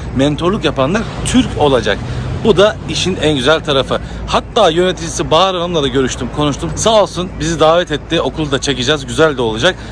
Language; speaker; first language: Turkish; native; Turkish